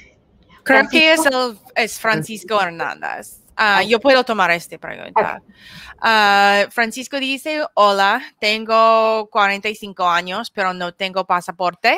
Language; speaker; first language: Spanish; non-native, learner; English